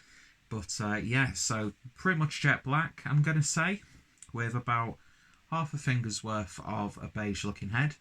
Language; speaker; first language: English; native; English